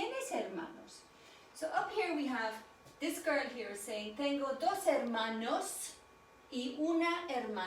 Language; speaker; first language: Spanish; non-native, fluent; English